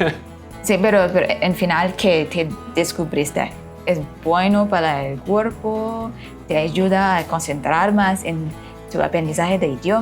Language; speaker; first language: Spanish; non-native, fluent; Thai